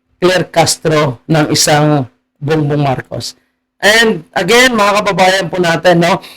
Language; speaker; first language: Filipino; native; Filipino